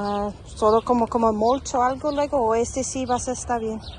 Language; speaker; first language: Spanish; non-native, learner; English